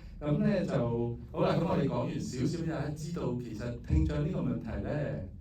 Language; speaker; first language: Cantonese; native; Cantonese